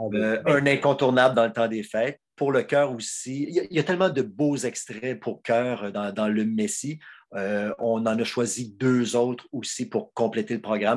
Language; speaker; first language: French; native; French